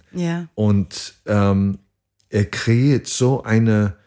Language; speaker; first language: German; non-native, fluent; English